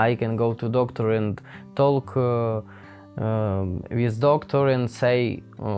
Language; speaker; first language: English; non-native, learner; Ukrainian